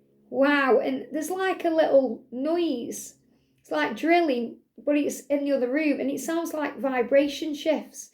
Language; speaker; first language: English; native; English